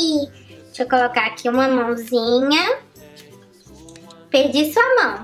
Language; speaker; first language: Portuguese; native; Portuguese